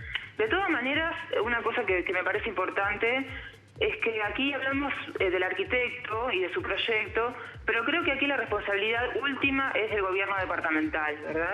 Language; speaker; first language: Spanish; native; Spanish